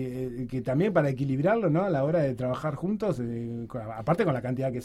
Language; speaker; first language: Spanish; native; Spanish